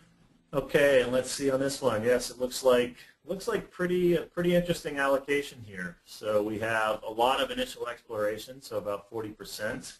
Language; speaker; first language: English; native; English